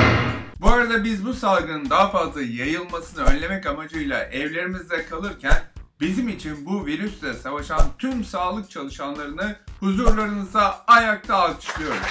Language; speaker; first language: Turkish; native; Turkish